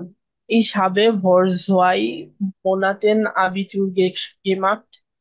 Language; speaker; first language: German; non-native, learner; Bangla